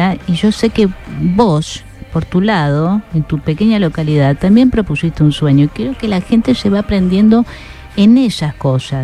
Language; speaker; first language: Spanish; native; Spanish